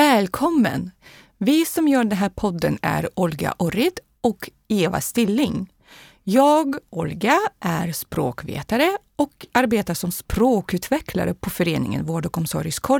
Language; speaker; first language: Swedish; non-native, fluent; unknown